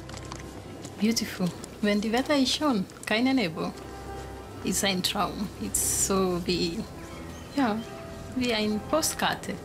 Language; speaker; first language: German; non-native, learner; Swahili